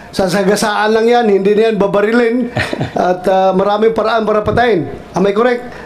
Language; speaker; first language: Filipino; non-native, local second language; Cebuano